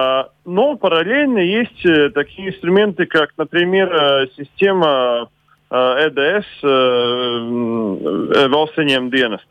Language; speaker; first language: Russian; non-native, local second language; Latvian